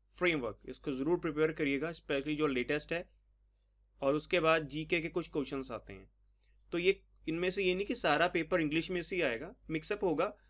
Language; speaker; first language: Hindi; non-native, local second language; Punjabi